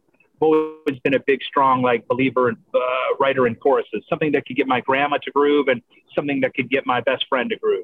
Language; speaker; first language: English; native; English